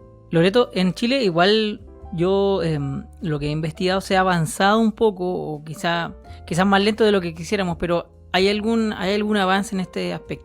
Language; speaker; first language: Spanish; native; Spanish